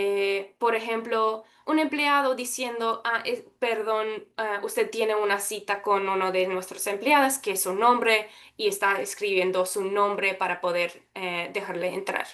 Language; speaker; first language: Spanish; early bilingual, heritage; Spanish